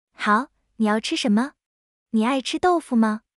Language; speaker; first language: Chinese; non-native, learner; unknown